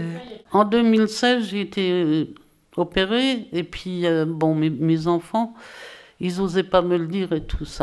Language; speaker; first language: French; native; French